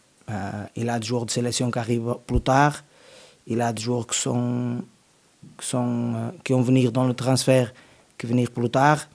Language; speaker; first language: French; non-native, learner; Portuguese